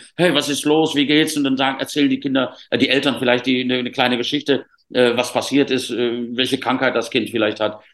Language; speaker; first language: German; native; German